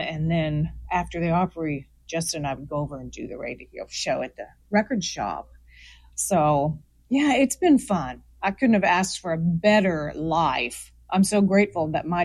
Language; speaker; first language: English; native; English